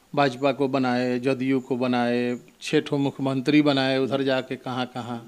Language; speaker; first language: Hindi; native; Hindi